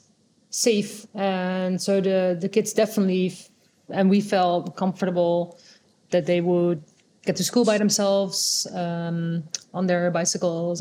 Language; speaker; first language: English; non-native, fluent; Dutch